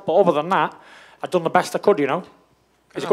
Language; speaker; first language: English; native; English